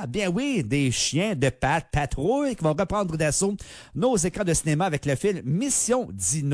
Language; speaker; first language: French; native; French